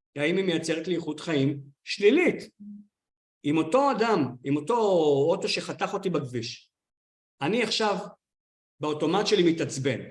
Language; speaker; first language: Hebrew; native; Hebrew